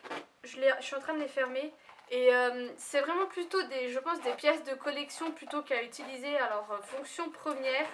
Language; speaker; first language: French; native; French